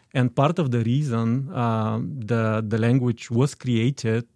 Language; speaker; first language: English; non-native, fluent; Bulgarian